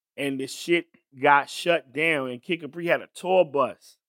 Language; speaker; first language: English; native; English